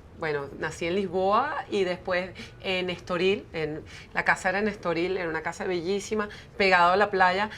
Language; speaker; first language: Spanish; early bilingual, heritage; Spanish